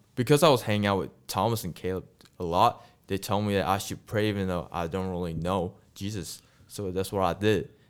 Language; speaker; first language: English; non-native, local second language; Chinese